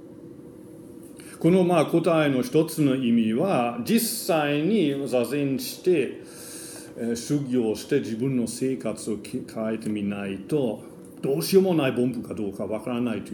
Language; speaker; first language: Japanese; non-native, fluent; German